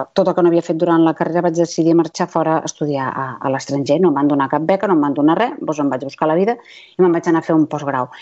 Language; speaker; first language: Catalan; native; Catalan